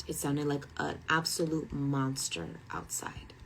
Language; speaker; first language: English; native; English